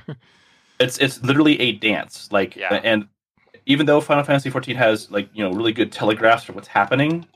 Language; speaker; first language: English; native; English